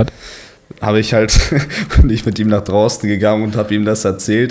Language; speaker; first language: German; native; German